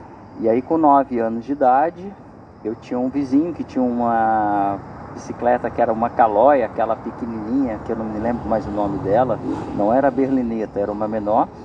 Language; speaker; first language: Portuguese; native; Portuguese